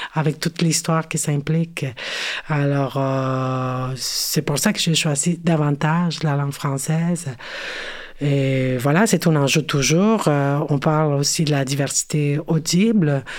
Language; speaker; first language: French; non-native, fluent; Spanish